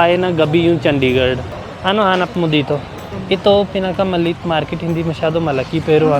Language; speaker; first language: Filipino; non-native, learner; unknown